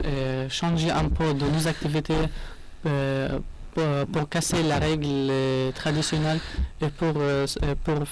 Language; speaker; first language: French; non-native, learner; Arabic